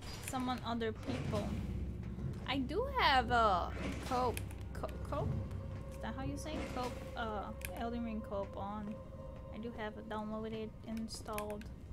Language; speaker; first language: English; non-native, fluent; Portuguese